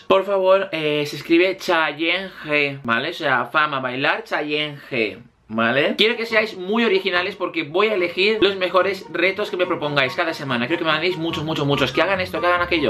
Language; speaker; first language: Spanish; native; Spanish